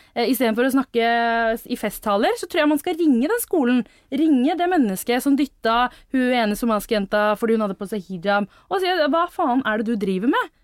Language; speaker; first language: Norwegian; early bilingual, other home language; Tamil